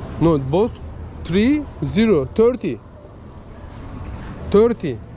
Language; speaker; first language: English; non-native, learner; Turkish